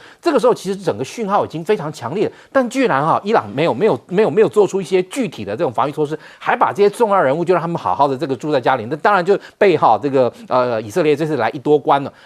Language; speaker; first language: Chinese; native; Chinese